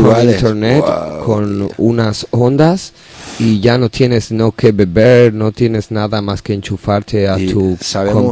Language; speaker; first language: Spanish; non-native, learner; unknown